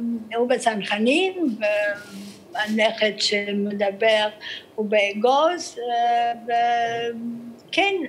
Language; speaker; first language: Hebrew; early bilingual, other home language; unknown